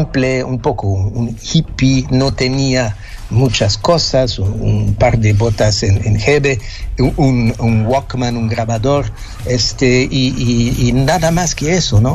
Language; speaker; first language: Spanish; non-native, fluent; French